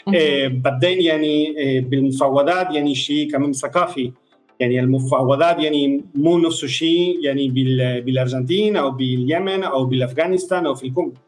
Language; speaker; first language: Arabic; non-native, fluent; Spanish